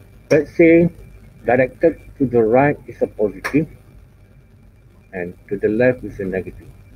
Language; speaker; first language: English; non-native, local second language; Malay